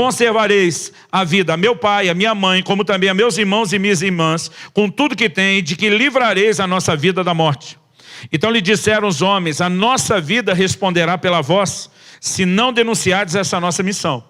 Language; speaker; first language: Portuguese; native; Portuguese